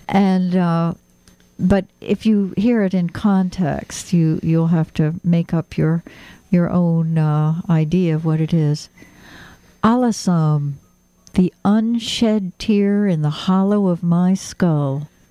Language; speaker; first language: English; native; English